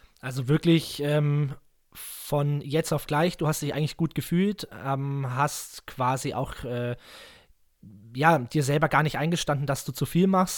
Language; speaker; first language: German; native; German